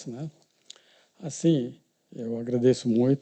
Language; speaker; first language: Portuguese; non-native, learner; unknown